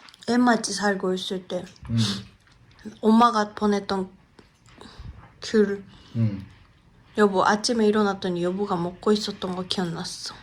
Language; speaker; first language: Korean; non-native, fluent; Japanese